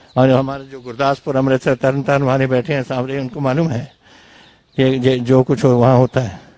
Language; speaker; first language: Hindi; non-native, local second language; Punjabi